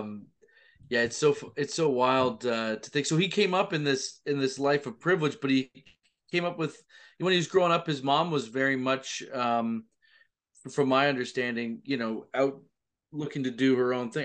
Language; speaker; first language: English; native; English